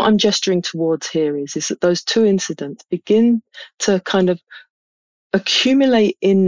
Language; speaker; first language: English; native; English